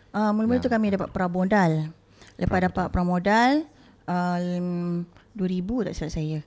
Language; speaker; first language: Malay; native; Malay